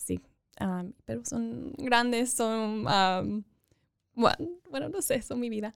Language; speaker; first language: Spanish; early bilingual, other home language; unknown